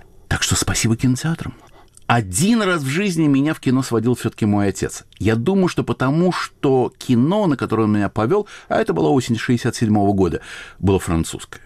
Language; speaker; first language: Russian; native; Russian